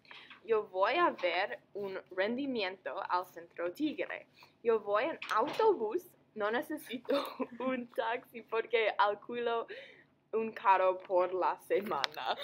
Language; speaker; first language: Spanish; non-native, learner; English